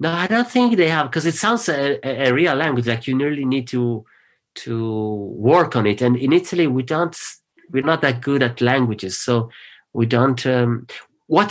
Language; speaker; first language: English; non-native, fluent; Italian